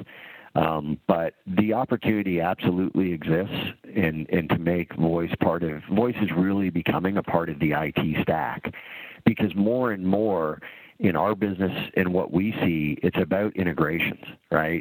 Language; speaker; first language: English; native; English